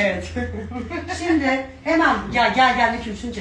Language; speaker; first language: Turkish; native; Turkish